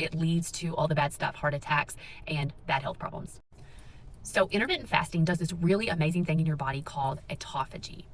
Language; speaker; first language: English; native; English